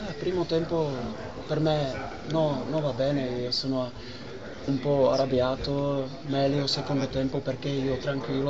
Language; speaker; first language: Italian; non-native, learner; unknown